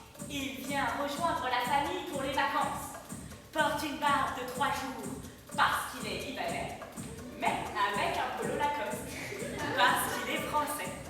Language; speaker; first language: French; native; French